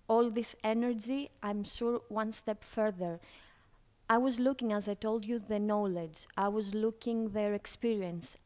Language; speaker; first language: English; non-native, fluent; Greek